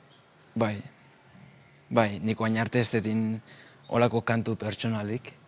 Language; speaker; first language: Basque; native; Basque